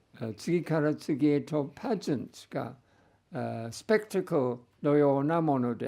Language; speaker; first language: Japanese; non-native, fluent; English